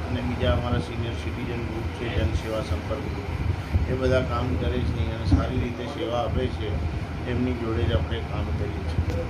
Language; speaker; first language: Gujarati; non-native, local second language; Sindhi